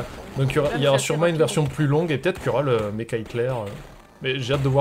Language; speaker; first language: French; native; French